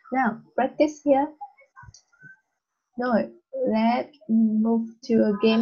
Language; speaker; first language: English; non-native, learner; Vietnamese